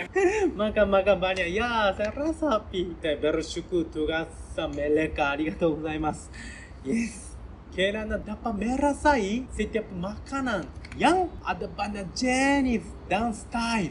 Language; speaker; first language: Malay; non-native, learner; Japanese